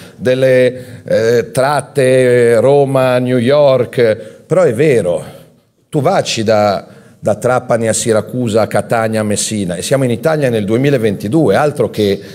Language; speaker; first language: Italian; native; Italian